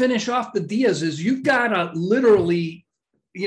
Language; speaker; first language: English; native; English